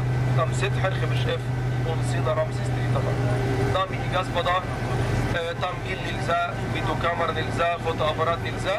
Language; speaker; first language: Russian; non-native, fluent; Arabic